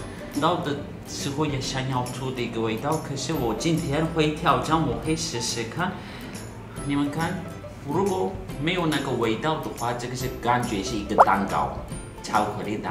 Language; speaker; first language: Chinese; non-native, fluent; Turkish